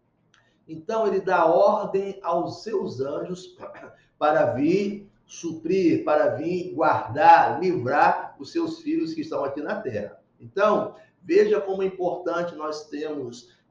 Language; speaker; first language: Portuguese; native; Portuguese